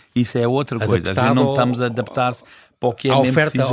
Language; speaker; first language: Portuguese; early bilingual, heritage; Portuguese